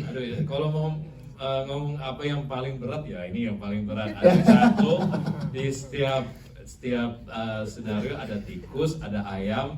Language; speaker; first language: Indonesian; non-native, fluent; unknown